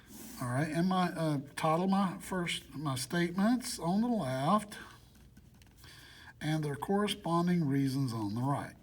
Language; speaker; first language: English; native; English